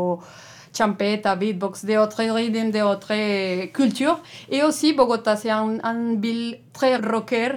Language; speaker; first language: French; non-native, learner; Spanish